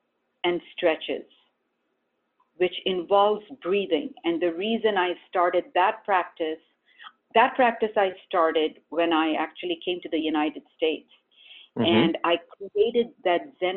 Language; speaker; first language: English; non-native, local second language; Gujarati